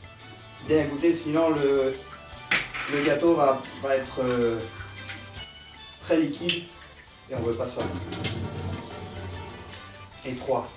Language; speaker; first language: French; non-native, learner; Spanish